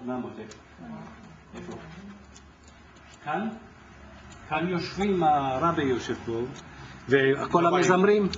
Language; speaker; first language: Hebrew; non-native, fluent; Ladino